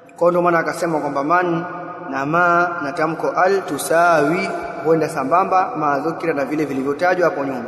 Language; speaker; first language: Swahili; native; Swahili